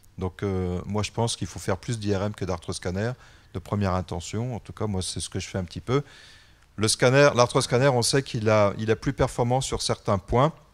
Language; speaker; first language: French; native; French